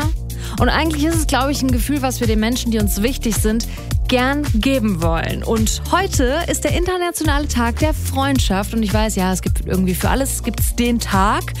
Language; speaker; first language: German; native; German